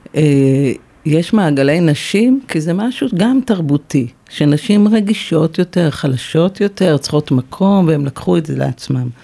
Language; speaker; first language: Hebrew; native; Hebrew